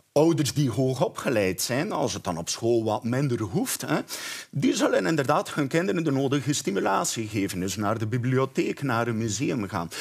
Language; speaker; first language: Dutch; native; Dutch